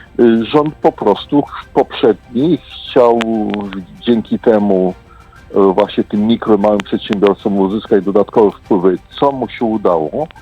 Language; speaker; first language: Polish; native; Polish